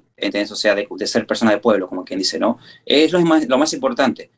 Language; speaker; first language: Spanish; native; Spanish